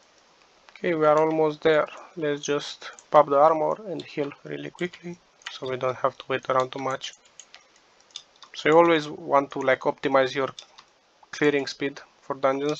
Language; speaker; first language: English; non-native, fluent; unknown